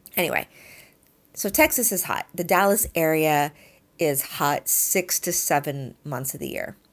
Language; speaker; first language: English; native; English